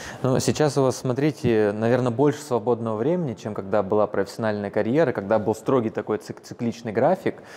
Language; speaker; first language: Russian; native; Russian